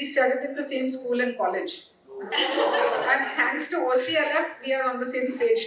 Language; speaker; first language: English; non-native, local second language; Hindi